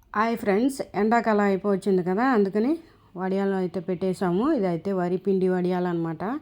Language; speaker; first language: Telugu; non-native, local second language; Tamil